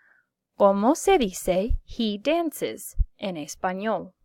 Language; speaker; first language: Spanish; non-native, fluent; English